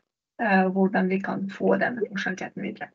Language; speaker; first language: Norwegian; non-native, fluent; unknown